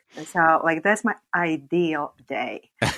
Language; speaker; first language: English; non-native, fluent; Slovak